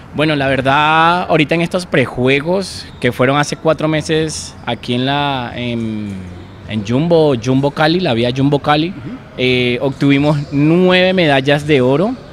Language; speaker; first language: Spanish; native; Spanish